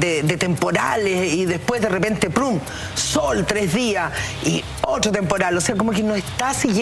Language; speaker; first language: Spanish; native; Spanish